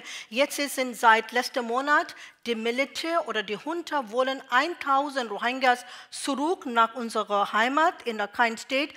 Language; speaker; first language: German; non-native, learner; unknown